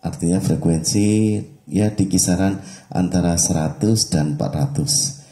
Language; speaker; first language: Indonesian; native; Indonesian